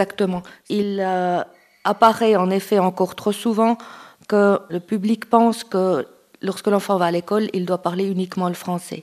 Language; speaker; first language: French; native; French